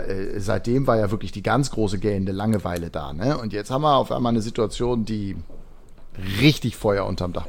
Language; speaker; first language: German; native; German